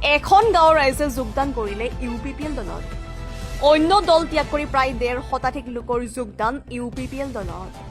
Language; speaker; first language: Assamese; non-native, local second language; Hindi